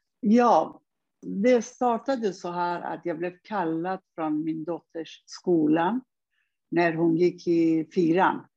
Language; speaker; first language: Swedish; non-native, fluent; Persian